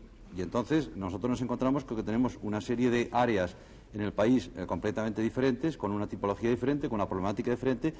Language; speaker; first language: Spanish; native; Spanish